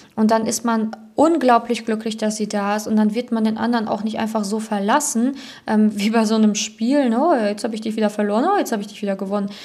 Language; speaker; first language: German; native; German